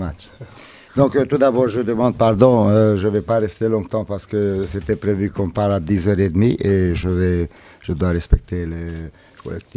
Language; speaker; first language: French; non-native, fluent; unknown